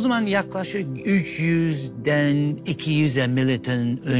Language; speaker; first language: Turkish; non-native, learner; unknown